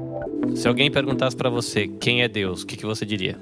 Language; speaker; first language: Portuguese; native; Portuguese